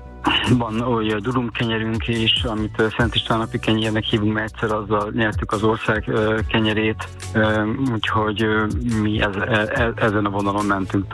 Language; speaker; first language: Hungarian; native; Hungarian